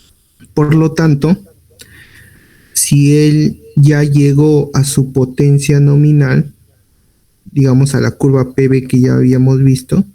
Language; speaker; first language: Spanish; native; Spanish